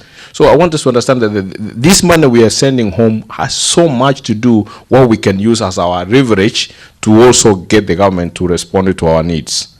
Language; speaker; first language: English; non-native, local second language; Gusii